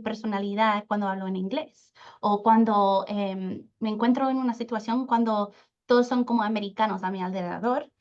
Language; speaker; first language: Spanish; early bilingual, heritage; Spanish